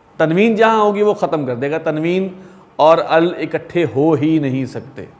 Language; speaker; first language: Urdu; native; Urdu